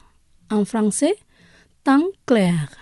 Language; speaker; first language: French; non-native, fluent; Indonesian